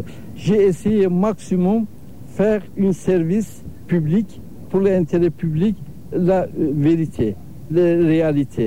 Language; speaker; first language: French; non-native, learner; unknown